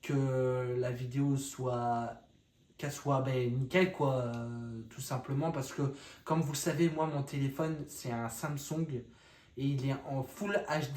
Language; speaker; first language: French; native; French